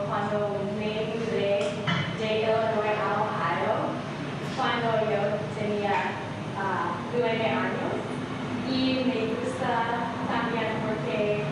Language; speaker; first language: Spanish; non-native, learner; English